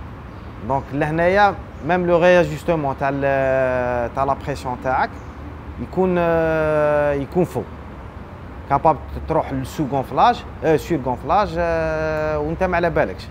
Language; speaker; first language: French; non-native, local second language; Arabic